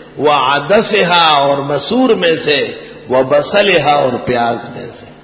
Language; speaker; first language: Urdu; non-native, local second language; Pashto